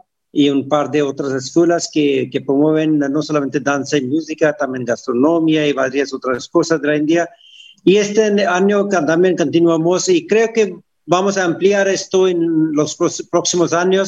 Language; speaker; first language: Spanish; non-native, fluent; Hindi